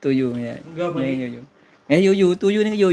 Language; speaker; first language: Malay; non-native, local second language; Javanese